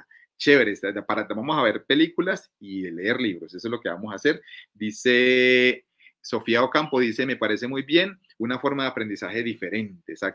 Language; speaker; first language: Spanish; native; Spanish